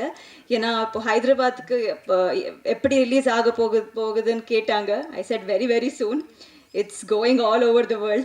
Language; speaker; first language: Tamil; non-native, learner; Telugu